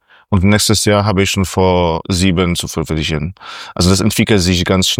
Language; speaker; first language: German; non-native, fluent; Polish